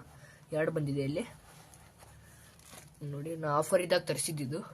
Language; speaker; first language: Kannada; native; Kannada